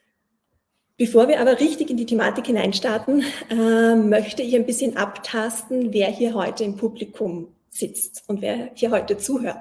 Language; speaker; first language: German; native; German